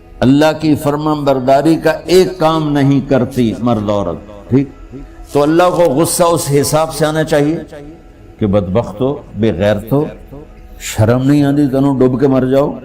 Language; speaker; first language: Urdu; non-native, local second language; Punjabi